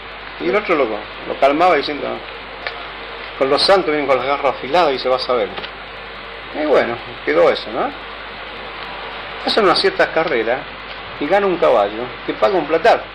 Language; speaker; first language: Spanish; native; Spanish